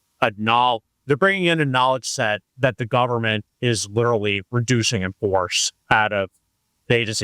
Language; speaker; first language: English; native; English